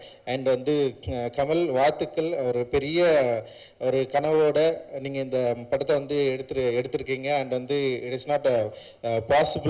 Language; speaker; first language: Tamil; native; Tamil